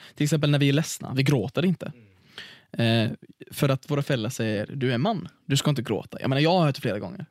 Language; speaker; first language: Swedish; early bilingual, other home language; Arabic